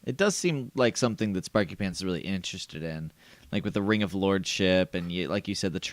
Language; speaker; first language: English; native; English